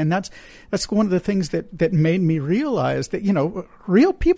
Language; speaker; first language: English; native; English